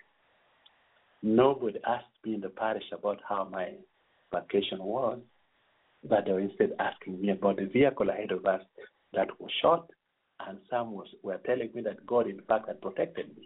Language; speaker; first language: English; non-native, local second language; Acoli